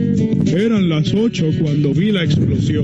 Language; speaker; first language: Spanish; non-native, learner; English